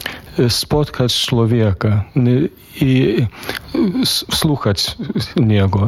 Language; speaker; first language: Polish; non-native, fluent; Lithuanian